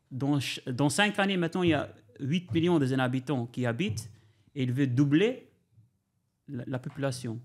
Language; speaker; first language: French; non-native, learner; Albanian